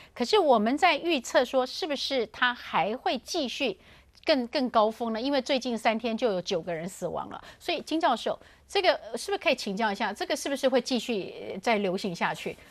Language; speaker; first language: Chinese; native; Chinese